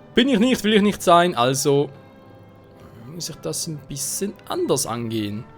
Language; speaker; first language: German; native; German